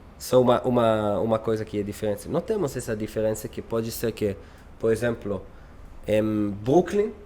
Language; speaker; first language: Portuguese; non-native, learner; Hebrew